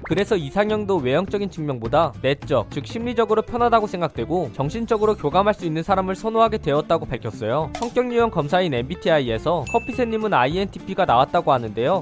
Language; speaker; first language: Korean; native; Korean